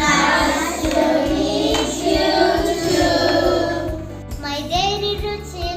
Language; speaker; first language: English; non-native, learner; Arabic